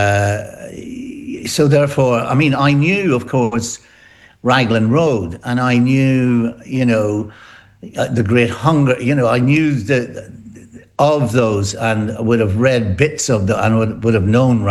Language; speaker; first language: English; native; English